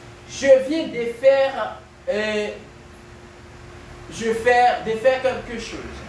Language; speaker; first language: French; non-native, fluent; Spanish